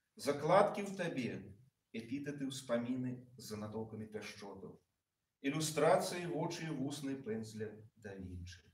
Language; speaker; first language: Belarusian; native; Belarusian